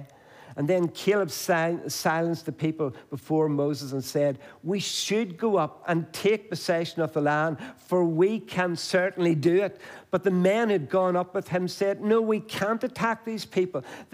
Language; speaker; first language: English; native; English